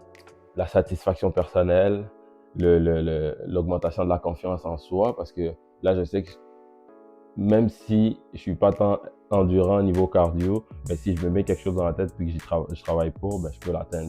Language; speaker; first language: French; native; French